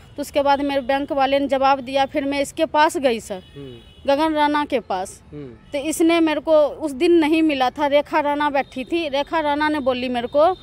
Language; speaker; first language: Hindi; native; Hindi